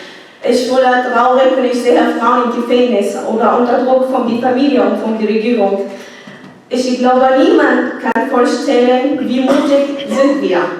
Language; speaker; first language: German; non-native, learner; Arabic